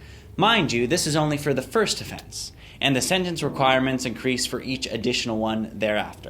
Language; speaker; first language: English; native; English